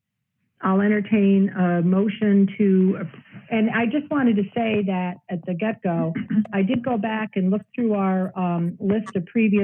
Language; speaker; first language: English; native; English